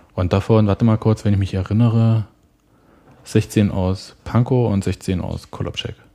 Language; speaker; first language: German; native; German